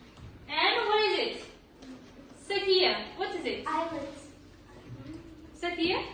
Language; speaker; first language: English; non-native, learner; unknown